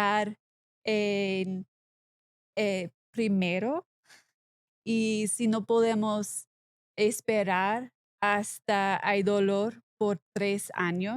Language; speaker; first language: Spanish; non-native, learner; English